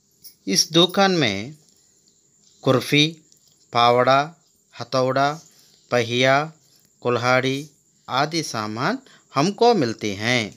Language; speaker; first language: Hindi; non-native, local second language; Telugu